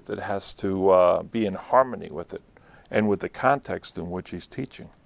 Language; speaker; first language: English; native; English